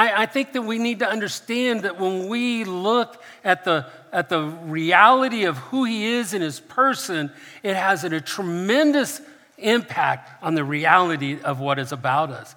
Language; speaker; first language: English; native; English